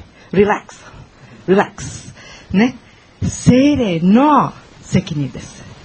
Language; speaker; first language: Japanese; non-native, learner; Portuguese